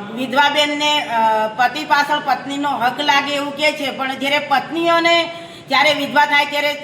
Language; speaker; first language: Gujarati; native; Gujarati